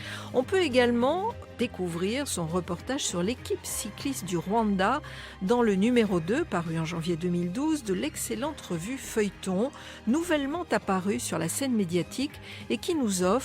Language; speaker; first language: French; native; French